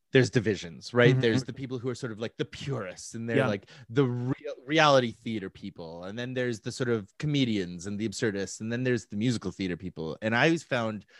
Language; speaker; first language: English; native; English